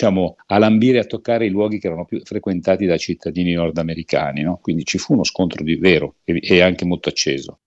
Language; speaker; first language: Italian; native; Italian